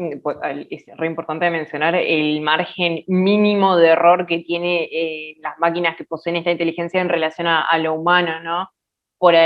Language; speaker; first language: Spanish; native; Spanish